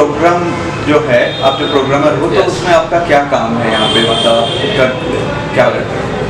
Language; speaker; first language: Hindi; native; Hindi